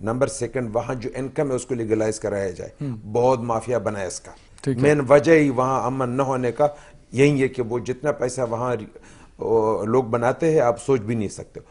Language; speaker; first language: Urdu; non-native, local second language; Pashto